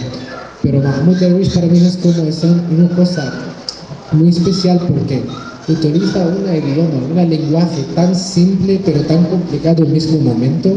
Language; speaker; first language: Spanish; non-native, fluent; Arabic